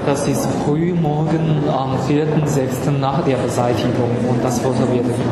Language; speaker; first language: German; non-native, fluent; Chinese